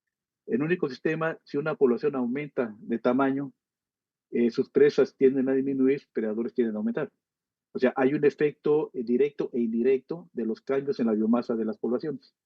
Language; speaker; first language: Spanish; native; Spanish